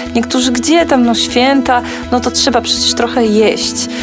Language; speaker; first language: Polish; native; Polish